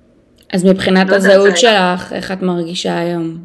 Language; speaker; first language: Hebrew; early bilingual, other home language; Russian